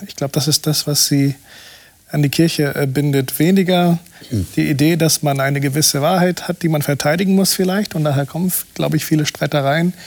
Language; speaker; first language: German; non-native, fluent; Portuguese